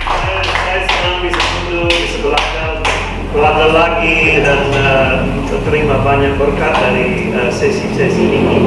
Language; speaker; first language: Indonesian; non-native, fluent; English